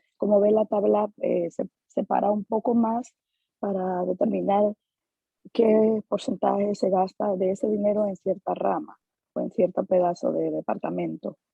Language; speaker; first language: Spanish; native; Spanish